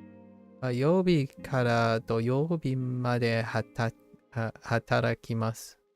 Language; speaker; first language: Japanese; non-native, learner; English